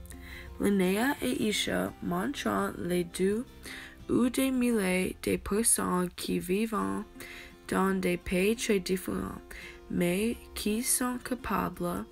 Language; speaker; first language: French; non-native, learner; English